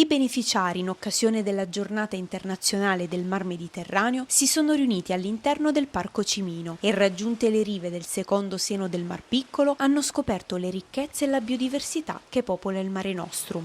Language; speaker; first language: Italian; native; Italian